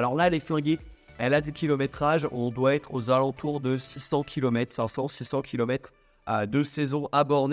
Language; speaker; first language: French; native; French